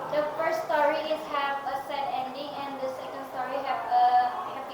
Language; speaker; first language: English; non-native, learner; Indonesian